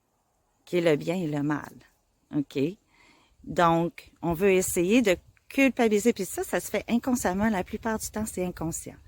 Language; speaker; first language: French; native; French